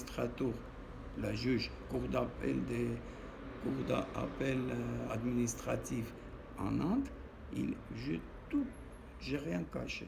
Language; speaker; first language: French; non-native, learner; Armenian